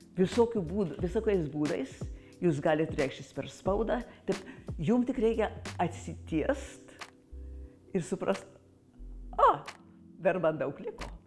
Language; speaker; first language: Lithuanian; early bilingual, heritage; Lithuanian